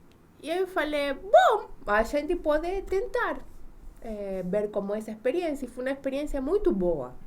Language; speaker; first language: Portuguese; non-native, fluent; Spanish